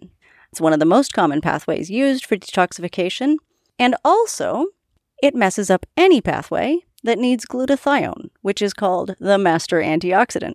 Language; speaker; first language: English; native; English